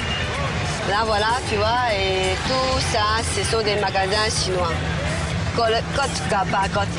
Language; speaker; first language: French; non-native, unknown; Chinese